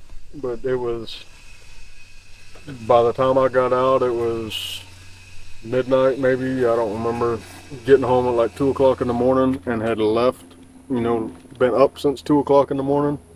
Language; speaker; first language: English; native; English